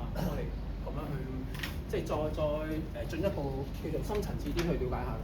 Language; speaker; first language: Cantonese; native; Cantonese